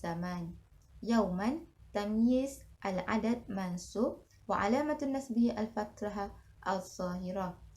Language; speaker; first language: Arabic; non-native, learner; Malay